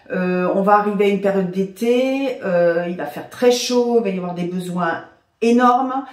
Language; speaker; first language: French; native; French